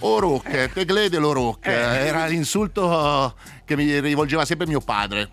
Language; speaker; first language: Italian; native; Italian